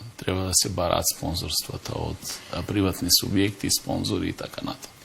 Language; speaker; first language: Macedonian; native; Macedonian